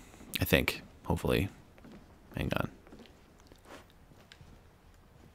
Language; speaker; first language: English; native; English